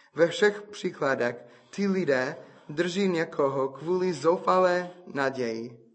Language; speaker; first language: Czech; non-native, fluent; English